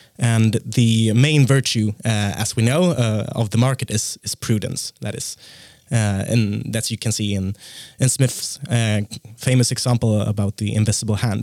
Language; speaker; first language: English; non-native, fluent; Swedish